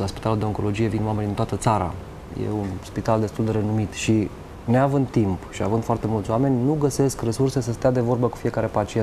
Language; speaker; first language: Romanian; native; Romanian